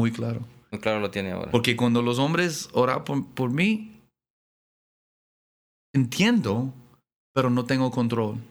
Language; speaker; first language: Spanish; non-native, learner; English